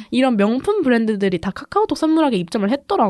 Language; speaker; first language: Korean; native; Korean